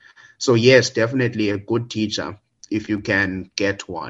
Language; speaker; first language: English; non-native, local second language; Xhosa